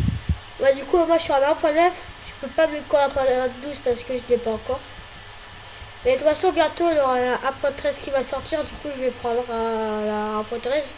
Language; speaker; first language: French; native; French